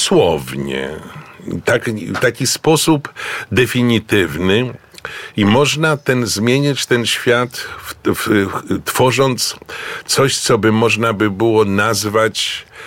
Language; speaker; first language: Polish; native; Polish